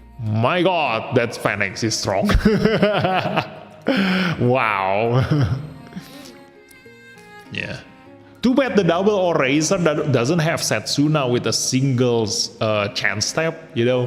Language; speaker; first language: English; non-native, fluent; Indonesian